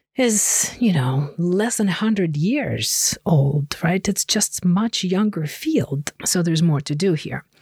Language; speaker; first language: English; non-native, fluent; Ukrainian